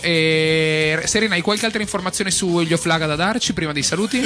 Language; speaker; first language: Italian; native; Italian